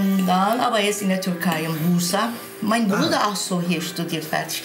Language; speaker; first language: German; non-native, learner; Turkish